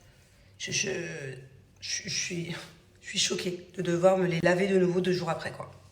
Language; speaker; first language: French; native; French